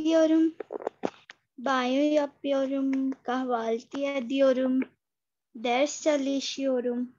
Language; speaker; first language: Turkish; non-native, learner; Urdu